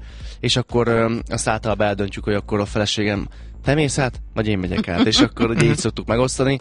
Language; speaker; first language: Hungarian; native; Hungarian